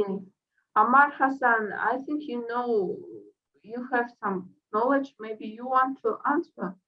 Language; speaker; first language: English; non-native, fluent; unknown